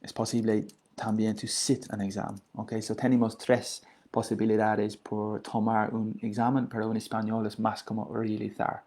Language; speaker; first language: Spanish; non-native, learner; English